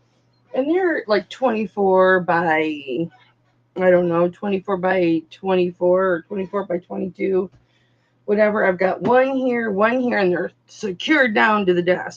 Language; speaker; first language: English; native; English